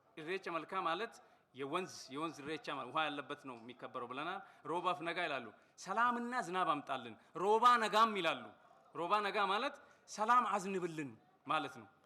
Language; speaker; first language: Amharic; non-native, local second language; Oromo